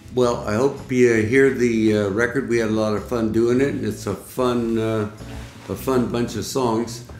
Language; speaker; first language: English; native; English